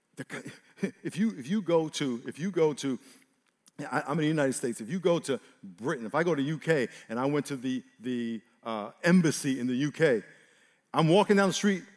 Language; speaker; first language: English; native; English